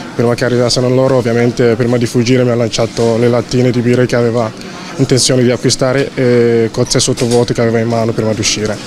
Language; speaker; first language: Italian; non-native, fluent; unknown